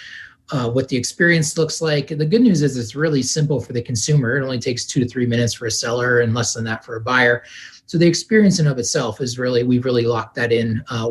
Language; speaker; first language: English; native; English